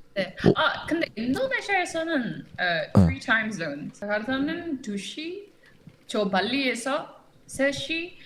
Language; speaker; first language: Korean; non-native, learner; Indonesian